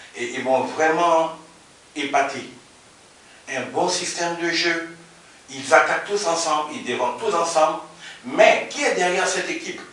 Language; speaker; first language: French; native; French